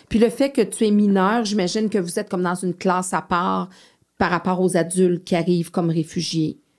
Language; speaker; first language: French; native; French